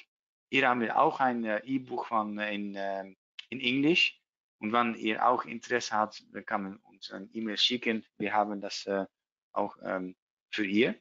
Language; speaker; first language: German; non-native, learner; Dutch